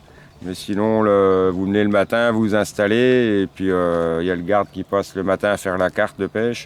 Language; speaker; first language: French; native; French